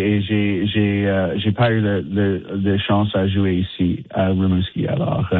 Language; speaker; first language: French; non-native, fluent; English